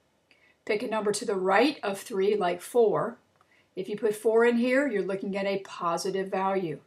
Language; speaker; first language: English; native; English